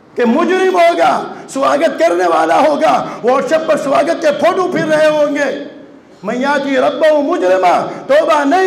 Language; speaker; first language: Urdu; non-native, local second language; Gujarati